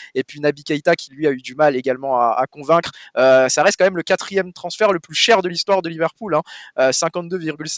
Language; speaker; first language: French; native; French